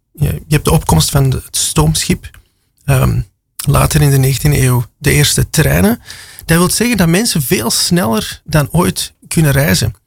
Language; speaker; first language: Dutch; native; Dutch